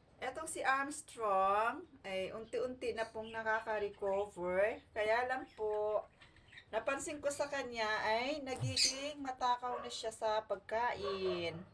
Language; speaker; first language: Filipino; non-native, local second language; Cebuano